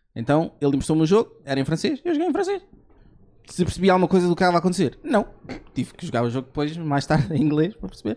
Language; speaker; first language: Portuguese; native; Portuguese